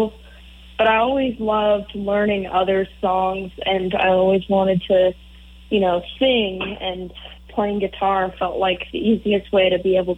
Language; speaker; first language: English; native; English